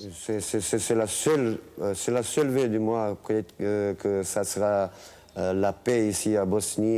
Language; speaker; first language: French; non-native, fluent; Bosnian